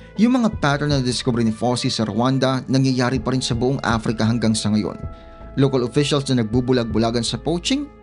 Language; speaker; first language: Filipino; native; Filipino